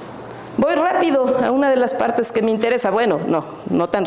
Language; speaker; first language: Spanish; native; Spanish